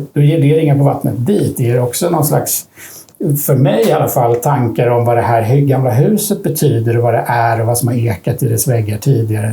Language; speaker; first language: Swedish; native; Swedish